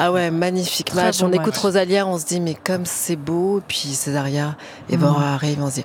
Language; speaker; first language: French; native; French